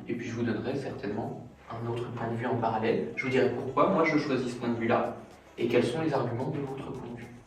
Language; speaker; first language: French; native; French